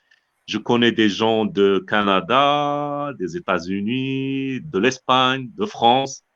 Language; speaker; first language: French; non-native, local second language; Arabic